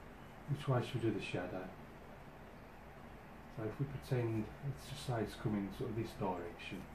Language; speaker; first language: English; native; English